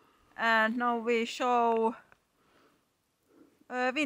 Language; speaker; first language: English; non-native, fluent; Finnish